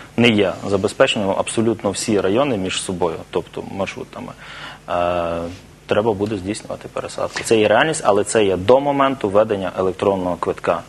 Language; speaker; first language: Ukrainian; native; Ukrainian